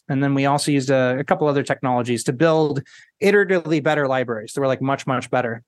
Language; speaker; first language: English; early bilingual, other home language; Spanish